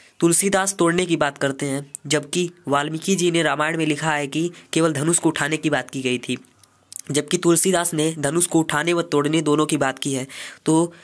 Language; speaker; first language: Hindi; native; Hindi